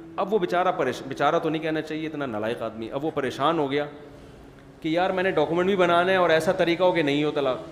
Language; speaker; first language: Urdu; native; Urdu